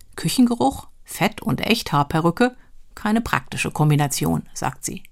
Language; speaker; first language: German; native; German